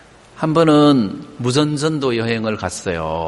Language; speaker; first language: Korean; native; Korean